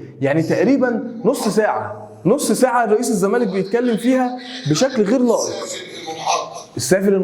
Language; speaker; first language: Arabic; native; Arabic